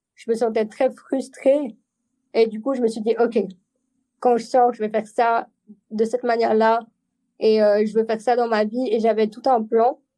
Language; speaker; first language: French; native; French